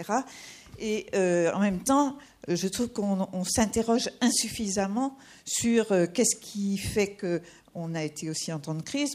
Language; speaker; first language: French; native; French